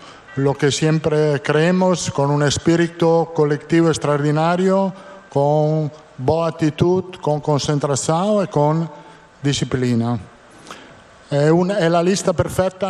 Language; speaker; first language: Portuguese; non-native, fluent; Italian